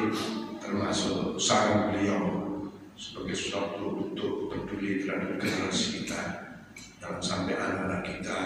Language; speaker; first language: Indonesian; native; Indonesian